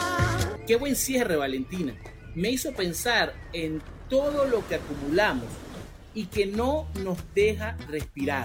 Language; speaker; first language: Spanish; native; Spanish